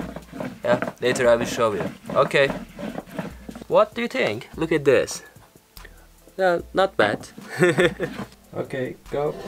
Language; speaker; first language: English; non-native, learner; Turkish